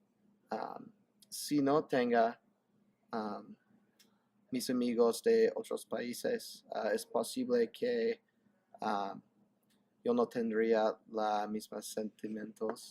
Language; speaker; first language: Spanish; non-native, learner; English